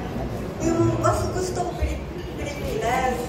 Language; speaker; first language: Filipino; non-native, learner; Japanese